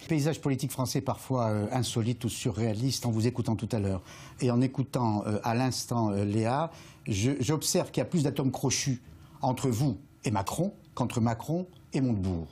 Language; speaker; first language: French; native; French